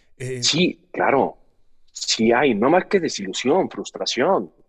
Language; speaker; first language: Spanish; native; Spanish